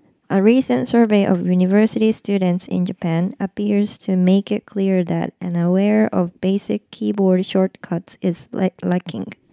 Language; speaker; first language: English; non-native, fluent; Japanese